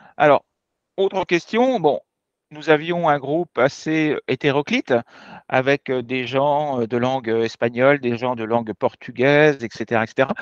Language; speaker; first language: French; native; French